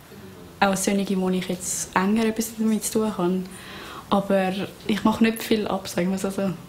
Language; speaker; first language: German; native; German